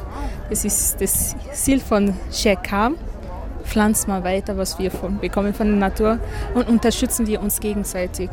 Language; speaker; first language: German; non-native, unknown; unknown